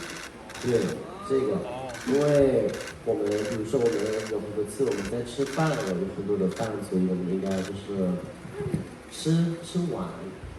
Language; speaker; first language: Chinese; non-native, learner; Thai